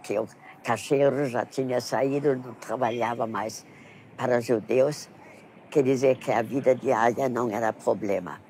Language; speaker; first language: Portuguese; non-native, fluent; German